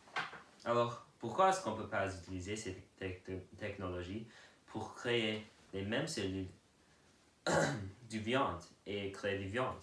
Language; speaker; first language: French; non-native, learner; English